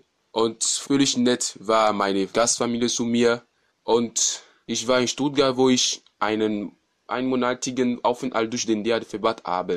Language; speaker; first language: German; non-native, fluent; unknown